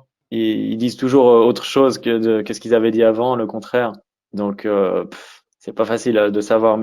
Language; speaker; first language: French; native; French